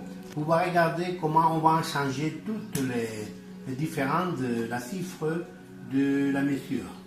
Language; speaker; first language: French; non-native, learner; Spanish